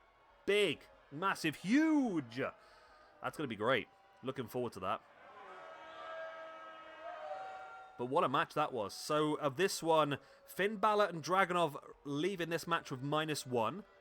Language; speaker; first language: English; native; English